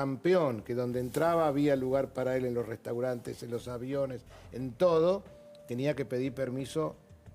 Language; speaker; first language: Spanish; native; Spanish